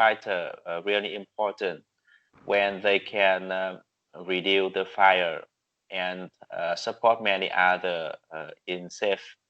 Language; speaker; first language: English; non-native, learner; Vietnamese